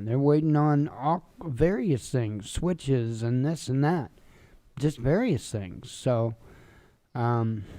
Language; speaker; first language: English; native; English